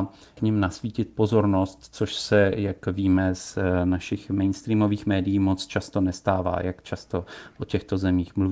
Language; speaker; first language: Czech; native; Czech